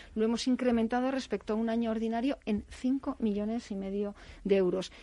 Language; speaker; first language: Spanish; native; Spanish